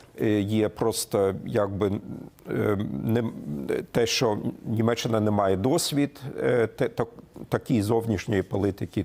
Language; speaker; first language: Ukrainian; non-native, fluent; German